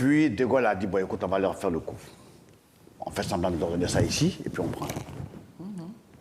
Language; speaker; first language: French; non-native, local second language; Dyula